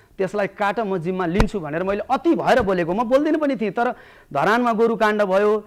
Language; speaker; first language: Nepali; native; Nepali